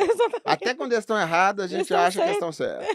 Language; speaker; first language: Portuguese; native; Portuguese